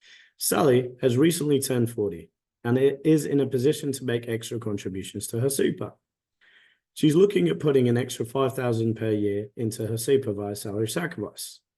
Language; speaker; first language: English; native; English